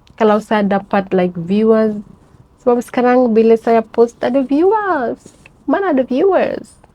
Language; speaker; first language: Malay; non-native, fluent; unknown